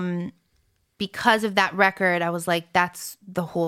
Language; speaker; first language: English; early bilingual, other home language; French